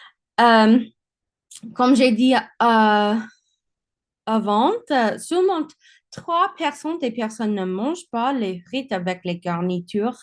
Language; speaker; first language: French; non-native, learner; English